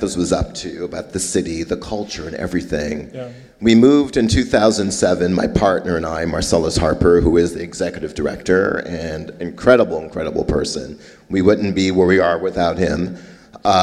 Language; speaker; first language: English; native; English